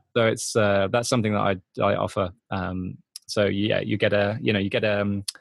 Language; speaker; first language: English; native; English